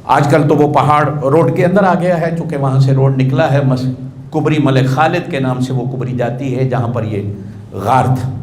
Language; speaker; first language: Urdu; native; Urdu